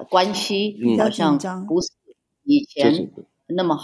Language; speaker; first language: Chinese; early bilingual, heritage; Chinese